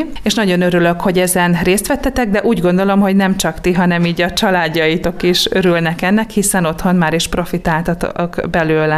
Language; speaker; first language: Hungarian; native; Hungarian